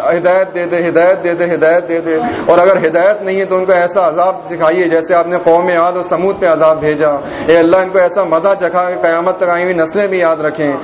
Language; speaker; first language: Urdu; native; Urdu